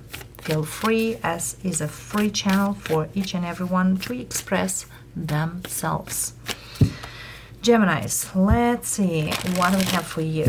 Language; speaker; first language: English; non-native, fluent; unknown